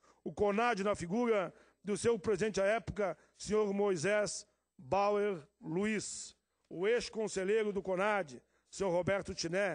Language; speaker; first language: Portuguese; native; Portuguese